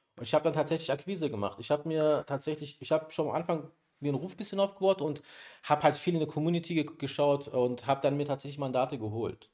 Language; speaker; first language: German; early bilingual, other home language; Persian